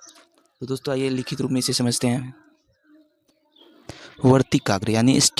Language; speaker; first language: Hindi; native; Hindi